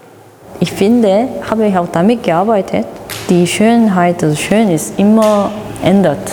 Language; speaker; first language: German; non-native, learner; Korean